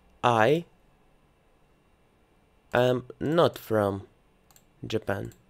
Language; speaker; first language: English; non-native, learner; Russian